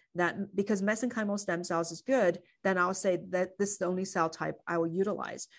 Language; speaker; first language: English; non-native, fluent; Chinese